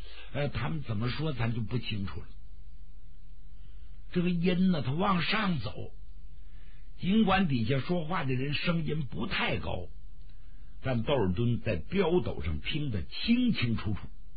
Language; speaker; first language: Chinese; native; Chinese